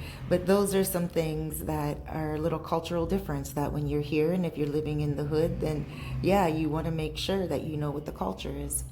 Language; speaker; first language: English; native; English